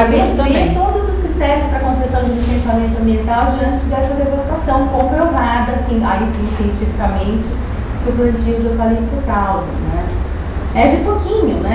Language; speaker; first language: Portuguese; native; Portuguese